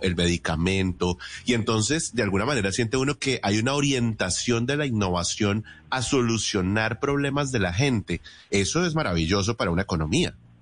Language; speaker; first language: Spanish; native; Spanish